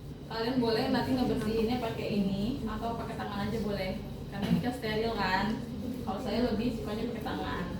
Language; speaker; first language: Indonesian; native; Indonesian